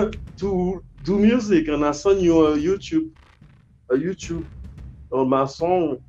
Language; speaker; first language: English; non-native, learner; French